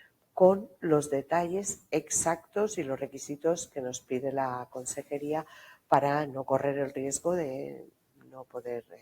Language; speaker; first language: Spanish; native; Spanish